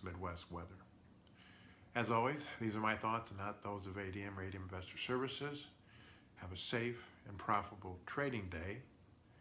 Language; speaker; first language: English; native; English